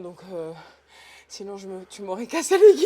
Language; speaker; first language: French; native; French